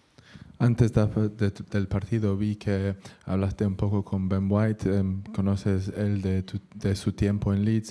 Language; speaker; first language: Spanish; non-native, learner; English